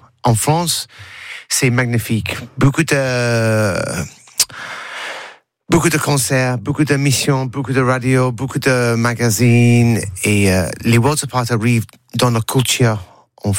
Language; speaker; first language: French; non-native, learner; English